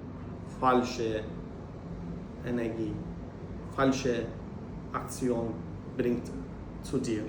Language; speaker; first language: German; non-native, learner; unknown